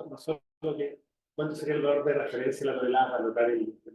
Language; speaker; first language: Spanish; native; Spanish